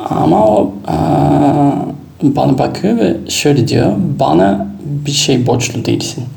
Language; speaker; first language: Turkish; non-native, fluent; Russian